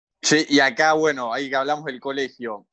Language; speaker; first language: Spanish; native; Spanish